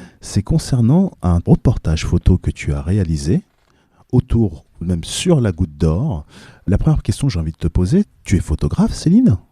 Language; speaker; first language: French; native; French